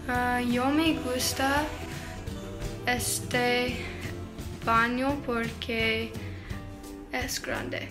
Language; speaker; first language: Spanish; non-native, learner; English